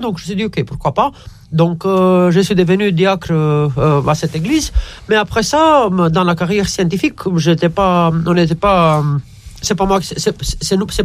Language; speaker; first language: French; non-native, fluent; Romanian